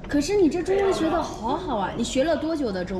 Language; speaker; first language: Chinese; native; Chinese